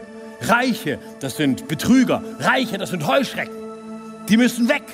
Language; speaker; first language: German; native; German